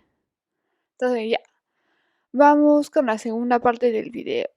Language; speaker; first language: Spanish; non-native, fluent; French